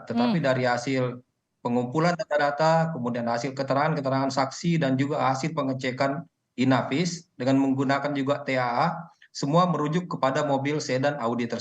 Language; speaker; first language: Indonesian; native; Indonesian